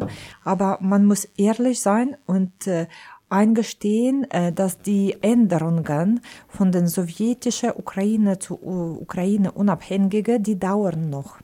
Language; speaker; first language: German; non-native, fluent; Ukrainian